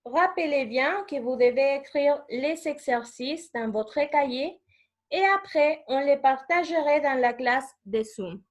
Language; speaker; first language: French; non-native, fluent; Spanish